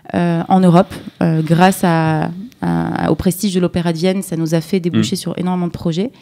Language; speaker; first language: French; native; French